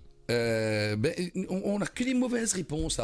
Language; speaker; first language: French; non-native, local second language; Morisyen